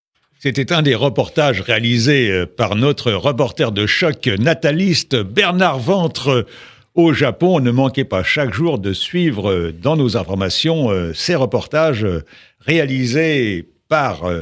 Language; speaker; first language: French; native; French